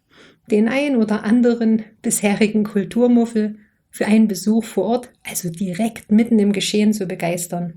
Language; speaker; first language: German; native; German